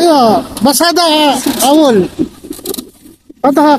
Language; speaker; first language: Arabic; non-native, learner; Filipino